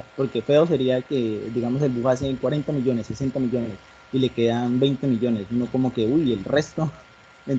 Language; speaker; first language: Spanish; native; Spanish